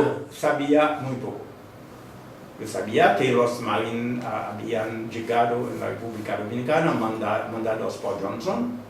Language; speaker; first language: Spanish; non-native, fluent; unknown